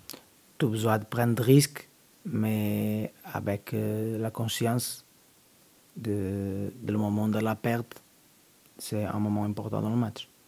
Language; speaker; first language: French; non-native, learner; Portuguese